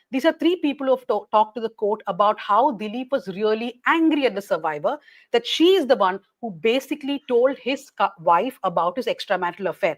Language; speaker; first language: English; non-native, local second language; Malayalam